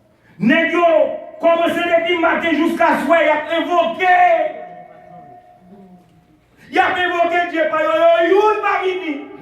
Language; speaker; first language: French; non-native, local second language; Haitian Creole